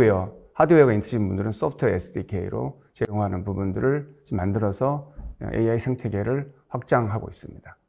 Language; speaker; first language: Korean; native; Korean